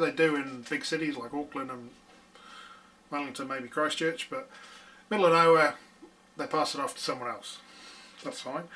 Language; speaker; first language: English; native; English